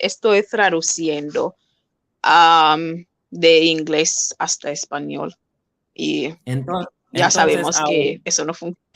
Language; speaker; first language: Spanish; non-native, fluent; English